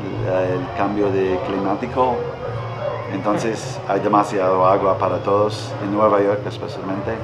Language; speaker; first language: Spanish; non-native, learner; English